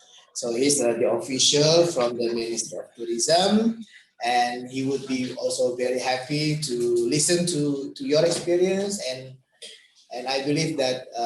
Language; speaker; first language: English; non-native, fluent; Indonesian